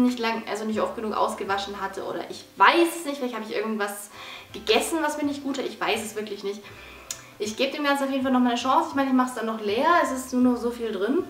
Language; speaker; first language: German; native; German